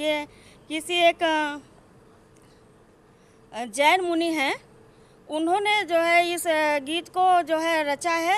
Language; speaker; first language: Hindi; native; Hindi